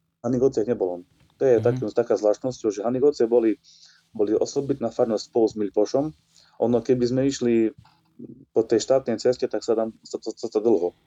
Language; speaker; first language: Slovak; native; Slovak